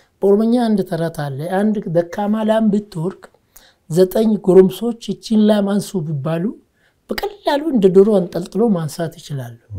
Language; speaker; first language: Amharic; non-native, local second language; Oromo